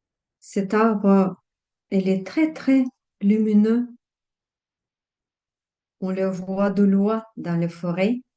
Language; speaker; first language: French; non-native, fluent; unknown